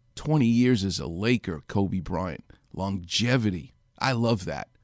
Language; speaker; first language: English; native; English